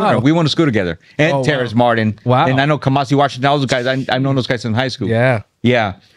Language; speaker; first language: English; native; English